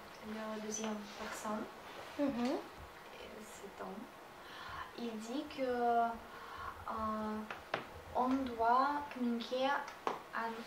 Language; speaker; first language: French; non-native, learner; Russian